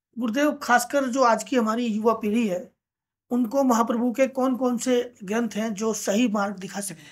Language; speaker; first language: Hindi; native; Hindi